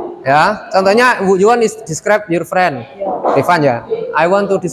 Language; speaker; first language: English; non-native, fluent; Indonesian